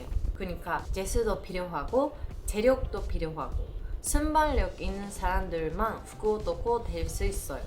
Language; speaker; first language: Korean; non-native, learner; Japanese